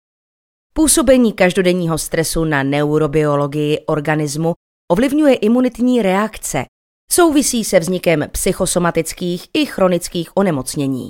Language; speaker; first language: Czech; native; Czech